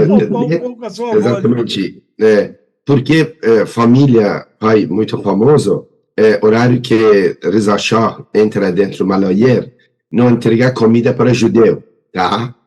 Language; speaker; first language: Portuguese; non-native, learner; Persian